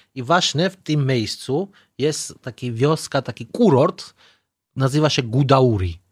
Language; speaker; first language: Polish; non-native, learner; Georgian